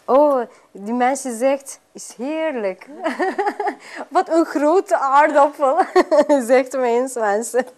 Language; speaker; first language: Dutch; non-native, learner; Turkish